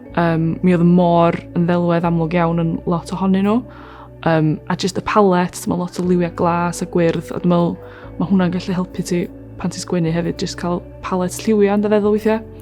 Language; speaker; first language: Welsh; native; Welsh